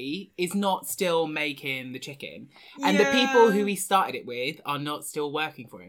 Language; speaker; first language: English; native; English